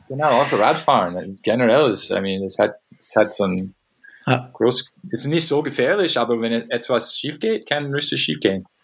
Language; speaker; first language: German; non-native, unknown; English